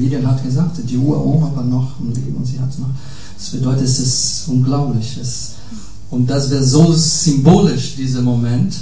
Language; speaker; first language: German; non-native, fluent; Portuguese